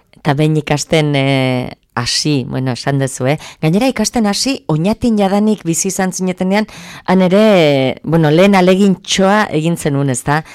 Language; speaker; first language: Basque; native; Basque